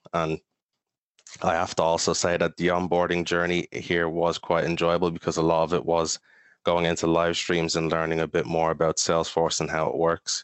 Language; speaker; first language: English; native; English